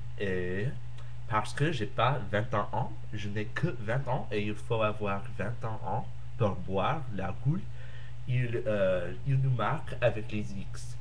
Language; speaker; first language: French; non-native, learner; English